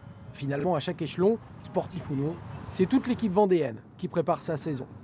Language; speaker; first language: French; native; French